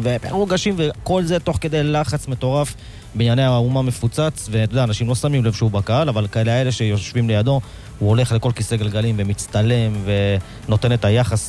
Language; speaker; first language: Hebrew; native; Hebrew